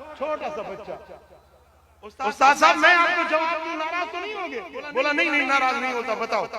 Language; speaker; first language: Urdu; non-native, local second language; Sindhi